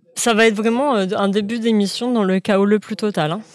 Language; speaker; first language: French; native; French